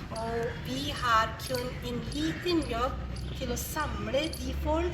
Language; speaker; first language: Norwegian; non-native, fluent; Urdu